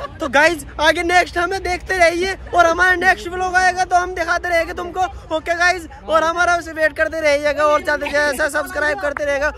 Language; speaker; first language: Hindi; native; Hindi